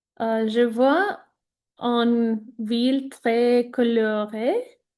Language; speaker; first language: French; non-native, learner; Spanish